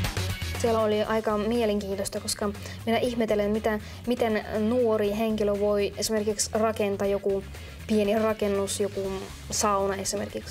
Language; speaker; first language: Finnish; non-native, fluent; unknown